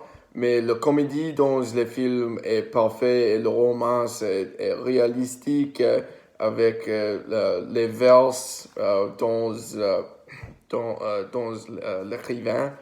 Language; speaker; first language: French; non-native, learner; English